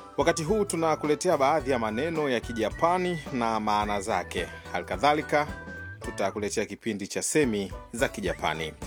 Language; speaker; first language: Swahili; native; Swahili